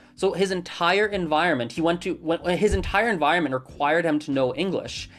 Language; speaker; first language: English; native; English